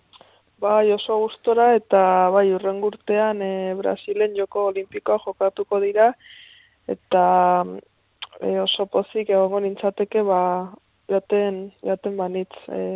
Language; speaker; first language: Basque; non-native, local second language; Spanish